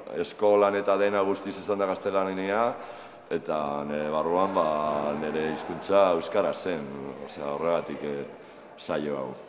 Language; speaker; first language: Basque; native; Basque